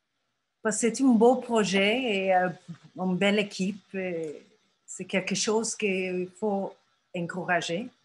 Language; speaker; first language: French; non-native, fluent; Turkish